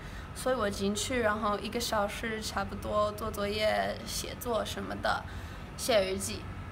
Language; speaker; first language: Chinese; non-native, learner; English